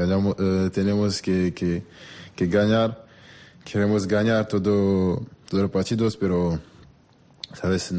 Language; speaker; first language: Spanish; non-native, learner; French